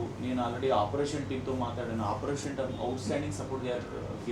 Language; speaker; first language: Telugu; non-native, learner; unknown